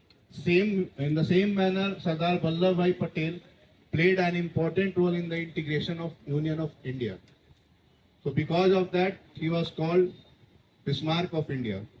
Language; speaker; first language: English; non-native, local second language; Telugu